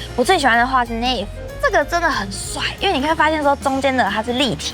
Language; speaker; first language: Chinese; native; Chinese